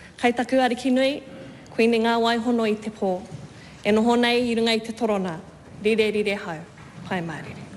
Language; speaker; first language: Māori; native; Māori